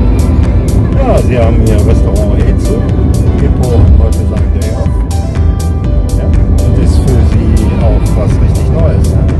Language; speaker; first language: German; native; German